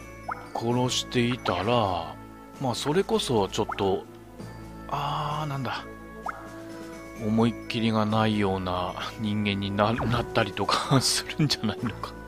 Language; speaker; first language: Japanese; native; Japanese